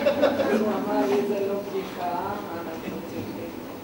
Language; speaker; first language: Hebrew; non-native, learner; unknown